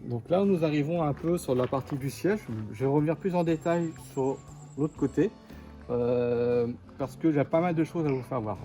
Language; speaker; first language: French; native; French